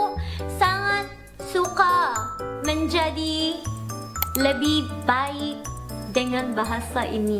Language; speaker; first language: Indonesian; non-native, learner; Filipino